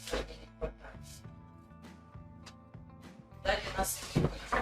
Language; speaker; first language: Russian; native; Russian